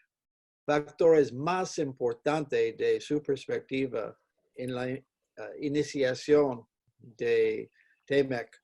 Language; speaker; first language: Spanish; non-native, fluent; English